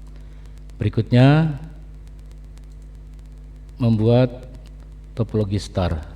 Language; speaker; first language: Indonesian; native; Indonesian